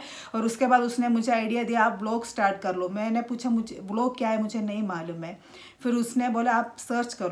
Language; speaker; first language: Hindi; non-native, local second language; Malayalam